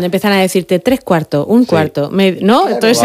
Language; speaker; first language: Spanish; native; Spanish